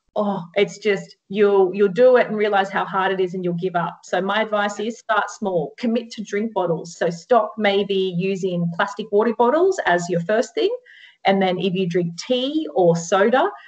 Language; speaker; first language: English; native; English